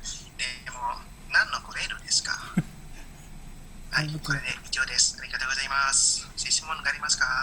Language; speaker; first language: Japanese; non-native, learner; Indonesian